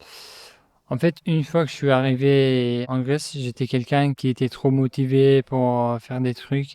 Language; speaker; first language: French; non-native, fluent; Persian